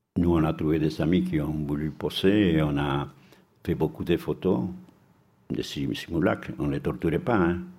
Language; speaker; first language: French; non-native, fluent; Spanish